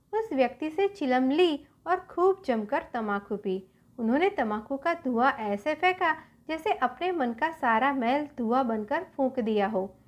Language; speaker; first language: Hindi; non-native, local second language; Gujarati